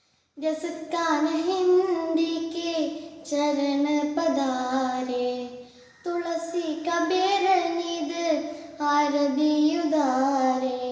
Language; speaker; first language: Hindi; non-native, local second language; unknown